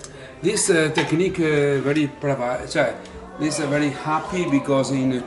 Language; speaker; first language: English; non-native, learner; Italian